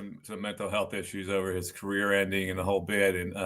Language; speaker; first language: English; native; English